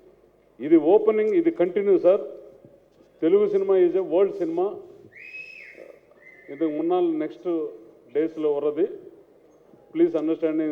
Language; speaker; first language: Tamil; non-native, learner; Telugu